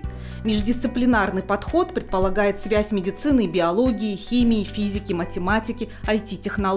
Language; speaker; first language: Russian; native; Russian